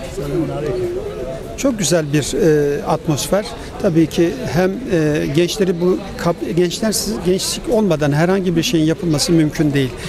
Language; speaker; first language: Turkish; native; Turkish